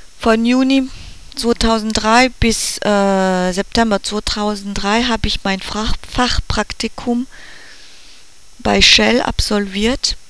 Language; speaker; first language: German; non-native, learner; French